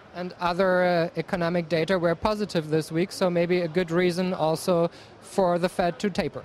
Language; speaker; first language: English; non-native, fluent; German